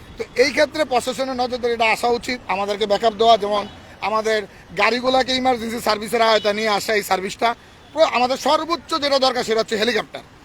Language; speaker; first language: Bangla; native; Bangla